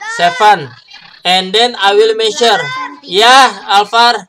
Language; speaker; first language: English; non-native, learner; Indonesian